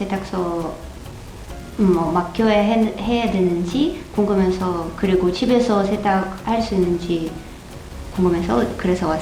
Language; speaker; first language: Korean; non-native, fluent; Russian